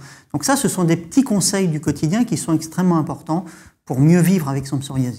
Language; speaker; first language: French; native; French